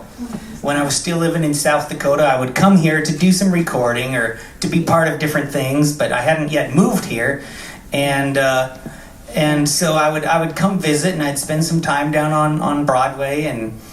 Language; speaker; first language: English; native; English